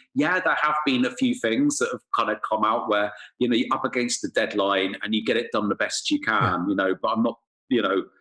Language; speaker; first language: English; native; English